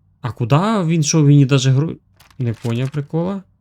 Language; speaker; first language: Ukrainian; native; Ukrainian